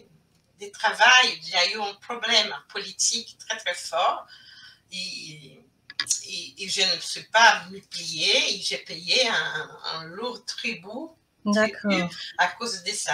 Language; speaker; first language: French; non-native, fluent; Portuguese